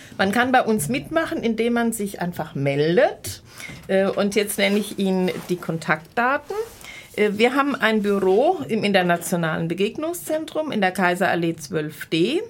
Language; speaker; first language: German; native; German